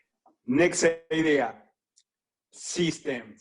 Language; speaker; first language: English; non-native, fluent; Spanish